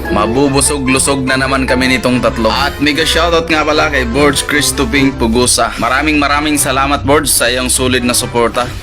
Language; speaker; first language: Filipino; non-native, local second language; Cebuano